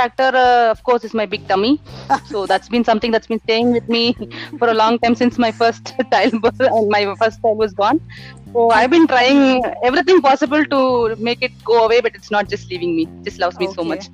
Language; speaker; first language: English; non-native, local second language; Tamil